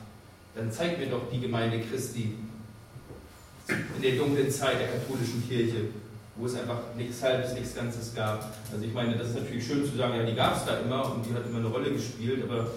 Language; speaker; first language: German; native; German